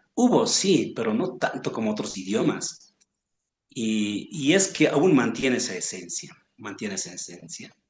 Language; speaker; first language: Spanish; non-native, local second language; Aymara